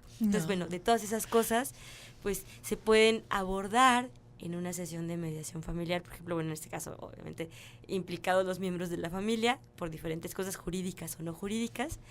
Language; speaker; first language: Spanish; native; Spanish